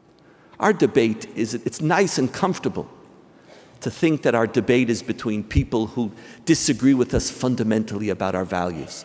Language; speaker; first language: English; native; English